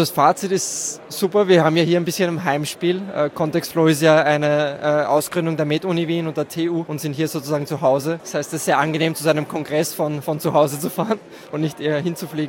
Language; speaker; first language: German; native; German